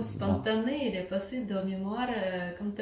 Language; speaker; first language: French; non-native, learner; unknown